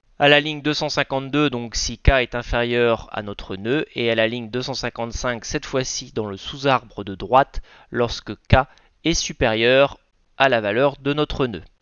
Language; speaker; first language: French; native; French